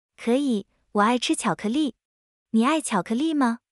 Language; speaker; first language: Chinese; non-native, learner; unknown